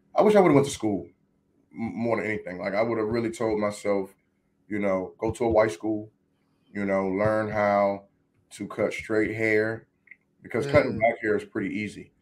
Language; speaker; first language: English; native; English